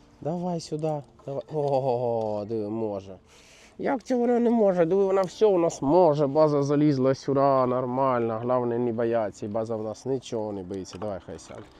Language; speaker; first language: Ukrainian; native; Ukrainian